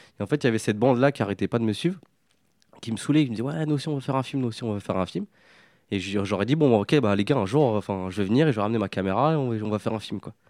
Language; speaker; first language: French; native; French